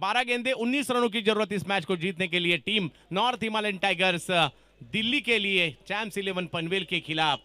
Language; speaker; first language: Hindi; non-native, local second language; Marathi